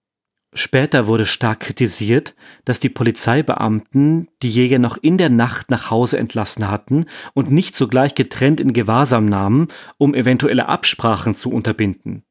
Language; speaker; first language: German; native; German